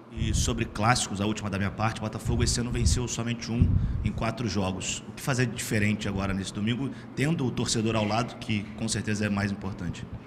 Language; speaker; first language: Portuguese; native; Portuguese